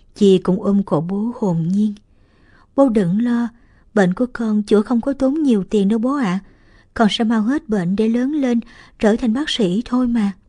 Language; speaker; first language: Vietnamese; native; Vietnamese